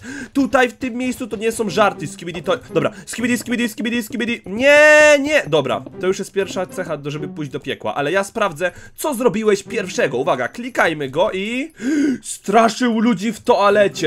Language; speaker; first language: Polish; native; Polish